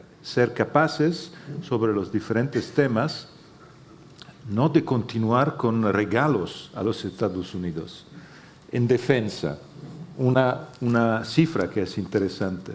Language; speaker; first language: Spanish; non-native, fluent; Italian